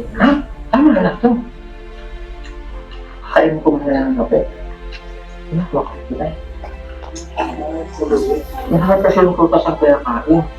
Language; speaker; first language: Filipino; non-native, local second language; Cebuano